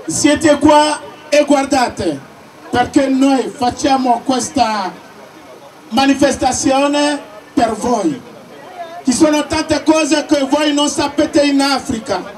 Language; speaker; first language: Italian; non-native, fluent; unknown